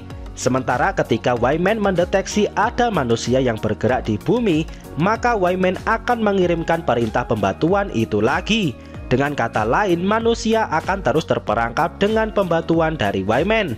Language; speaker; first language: Indonesian; native; Indonesian